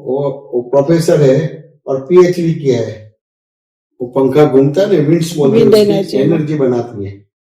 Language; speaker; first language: Hindi; non-native, local second language; Gujarati